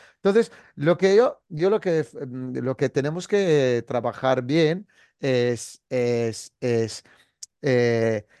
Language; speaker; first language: Spanish; non-native, fluent; Arabic